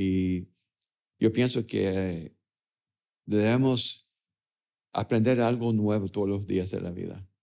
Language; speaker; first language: Spanish; early bilingual, other home language; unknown